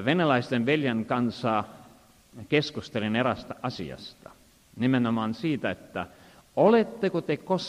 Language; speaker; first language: Finnish; non-native, fluent; Estonian